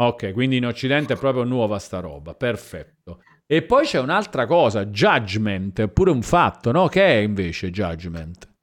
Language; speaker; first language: Italian; native; Italian